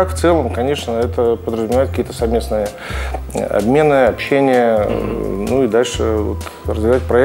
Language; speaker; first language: Russian; native; Russian